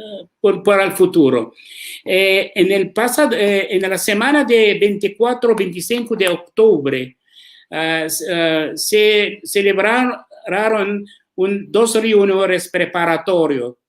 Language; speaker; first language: Spanish; non-native, learner; Arabic